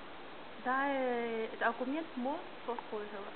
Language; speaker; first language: Danish; non-native, fluent; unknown